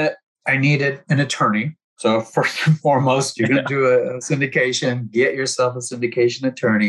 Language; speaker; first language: English; native; English